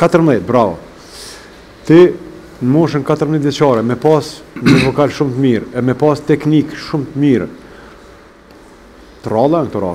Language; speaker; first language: Albanian; native; Albanian